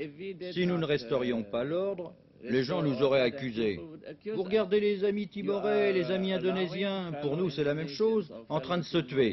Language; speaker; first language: French; native; French